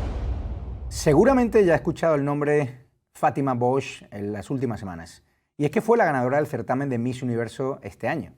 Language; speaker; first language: Spanish; native; Spanish